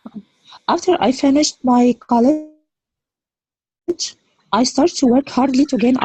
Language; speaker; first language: English; non-native, learner; Arabic